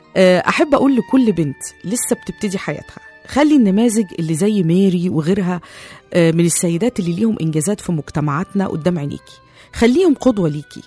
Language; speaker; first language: Arabic; native; Arabic